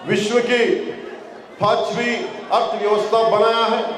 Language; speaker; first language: Hindi; non-native, local second language; Telugu